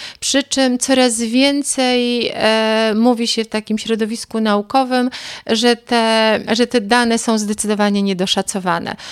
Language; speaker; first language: Polish; native; Polish